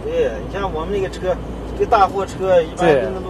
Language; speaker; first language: Chinese; native; Chinese